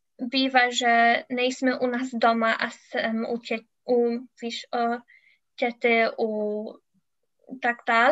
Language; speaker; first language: Czech; non-native, learner; English